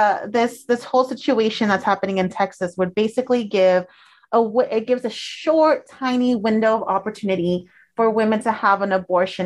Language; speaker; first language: English; early bilingual, other home language; Spanish